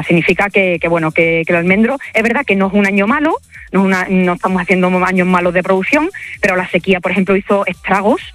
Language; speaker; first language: Spanish; native; Spanish